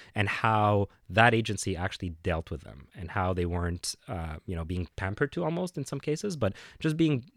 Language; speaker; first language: English; non-native, fluent; Arabic